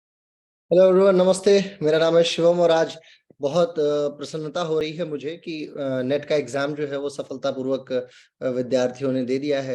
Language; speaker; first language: Hindi; native; Hindi